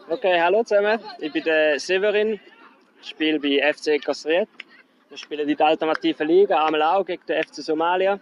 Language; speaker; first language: German; native; German